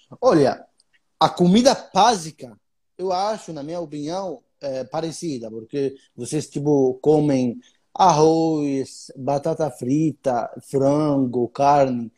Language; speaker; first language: Portuguese; non-native, fluent; Arabic